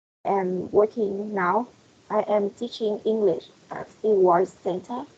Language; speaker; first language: English; non-native, fluent; Vietnamese